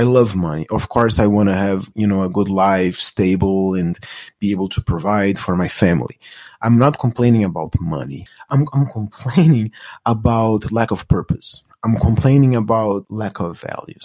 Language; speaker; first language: English; non-native, fluent; Portuguese